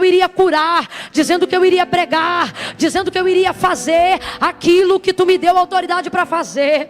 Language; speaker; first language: Portuguese; native; Portuguese